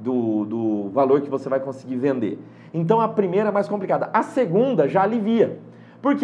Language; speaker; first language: Portuguese; native; Portuguese